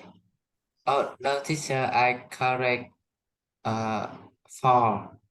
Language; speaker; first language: English; non-native, learner; Vietnamese